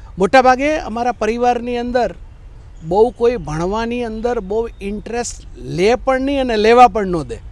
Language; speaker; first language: Gujarati; native; Gujarati